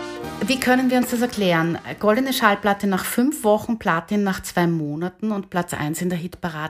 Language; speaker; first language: German; native; German